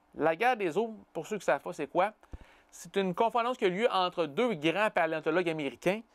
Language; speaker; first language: French; native; French